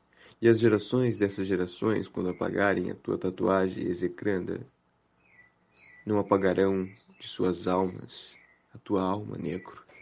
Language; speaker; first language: Portuguese; native; Portuguese